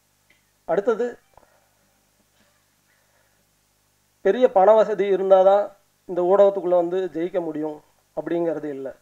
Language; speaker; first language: Tamil; native; Tamil